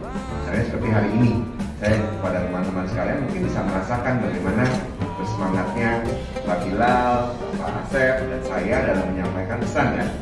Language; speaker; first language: Indonesian; non-native, local second language; Minangkabau